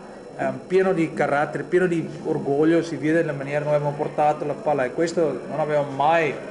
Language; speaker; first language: Italian; non-native, learner; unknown